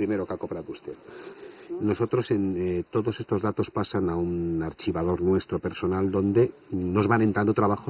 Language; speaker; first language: Spanish; native; Spanish